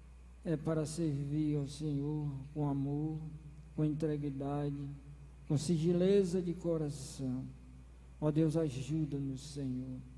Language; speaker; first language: Portuguese; native; Portuguese